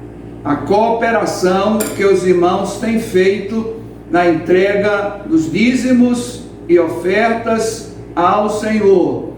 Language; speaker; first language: Portuguese; native; Portuguese